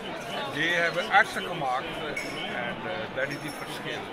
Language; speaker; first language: Dutch; non-native, learner; Punjabi